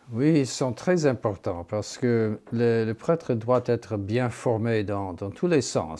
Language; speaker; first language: French; non-native, fluent; English